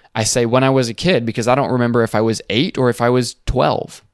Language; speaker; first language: English; native; English